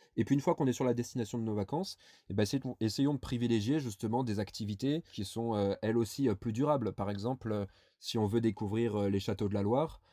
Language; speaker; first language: French; native; French